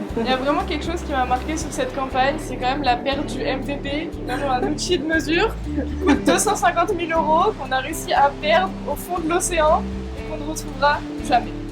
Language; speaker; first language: French; native; French